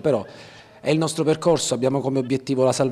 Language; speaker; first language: Italian; native; Italian